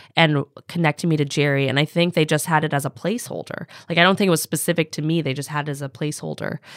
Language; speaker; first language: English; native; English